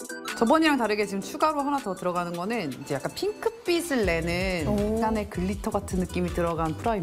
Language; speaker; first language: Korean; native; Korean